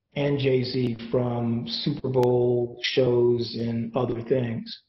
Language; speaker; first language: English; native; English